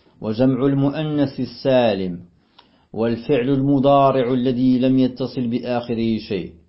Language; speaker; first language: Arabic; non-native, fluent; French